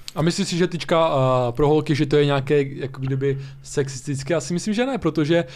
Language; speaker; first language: Czech; early bilingual, other home language; Slovak